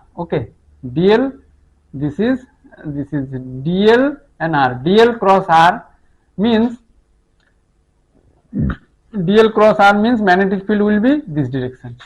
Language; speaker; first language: English; non-native, local second language; Hindi